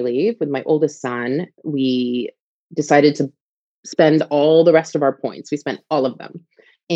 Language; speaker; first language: English; native; English